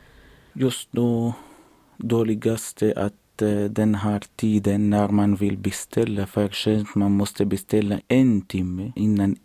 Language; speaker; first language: Swedish; non-native, learner; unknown